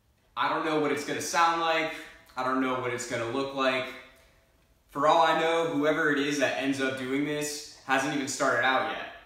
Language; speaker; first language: English; native; English